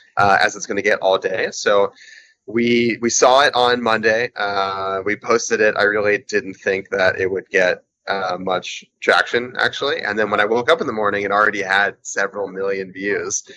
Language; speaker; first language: English; native; English